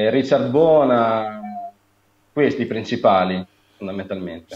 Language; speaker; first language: Italian; native; Italian